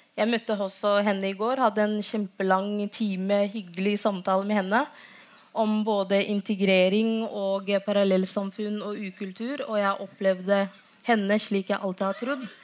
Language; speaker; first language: Norwegian; non-native, fluent; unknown